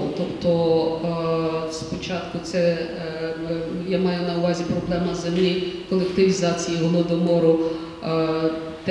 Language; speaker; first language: Ukrainian; native; Ukrainian